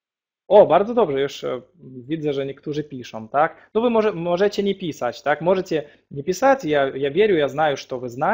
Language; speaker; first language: Polish; non-native, fluent; Russian